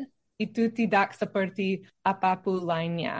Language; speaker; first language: Indonesian; non-native, learner; English